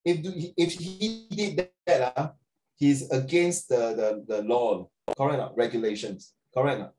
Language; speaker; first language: English; non-native, local second language; Chinese